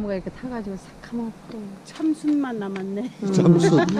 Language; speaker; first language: Korean; native; Korean